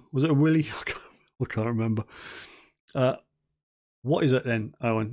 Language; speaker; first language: English; native; English